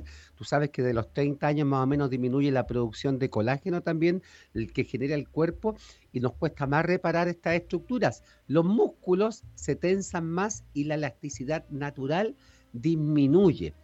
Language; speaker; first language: Spanish; native; Spanish